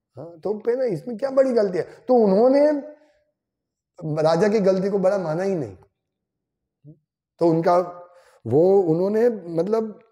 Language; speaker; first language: Hindi; non-native, local second language; Gujarati